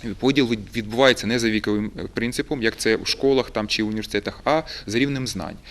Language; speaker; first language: Ukrainian; native; Ukrainian